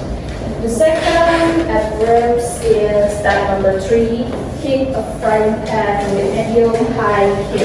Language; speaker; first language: English; non-native, learner; Indonesian